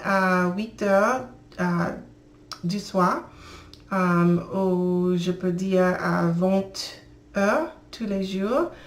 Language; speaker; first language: French; non-native, learner; English